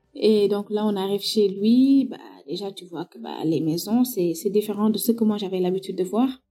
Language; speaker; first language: French; non-native, local second language; Wolof